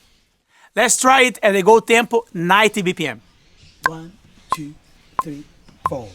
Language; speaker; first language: English; non-native, fluent; Portuguese